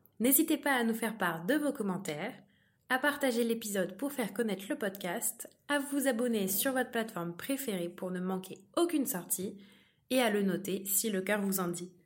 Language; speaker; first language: French; native; French